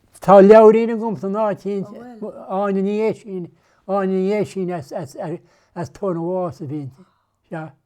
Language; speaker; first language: Irish; native; Irish